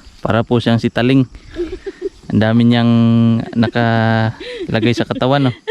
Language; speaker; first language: Filipino; non-native, local second language; Cebuano